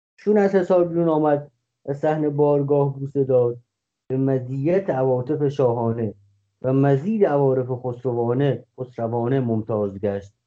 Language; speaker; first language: Persian; non-native, local second language; Kurdish